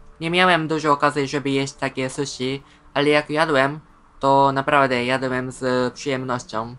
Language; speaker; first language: Polish; non-native, fluent; Japanese